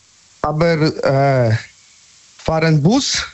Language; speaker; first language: German; non-native, learner; Polish